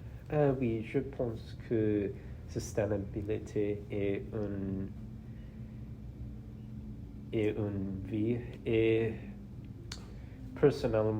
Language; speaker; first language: French; non-native, learner; English